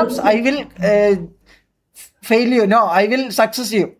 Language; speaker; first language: English; non-native, learner; Malayalam